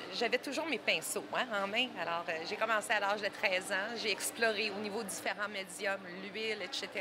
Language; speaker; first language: French; native; French